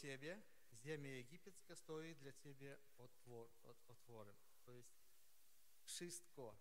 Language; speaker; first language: Polish; non-native, learner; Ukrainian